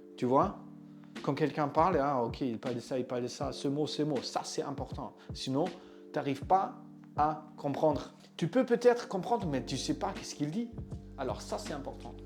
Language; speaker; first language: French; non-native, fluent; German